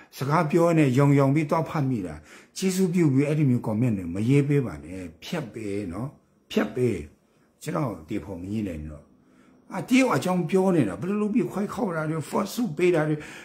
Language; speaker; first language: Burmese; non-native, local second language; Kachin